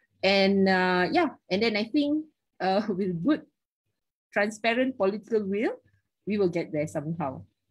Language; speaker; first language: English; non-native, local second language; Malay